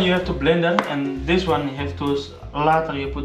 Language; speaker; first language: English; non-native, learner; Indonesian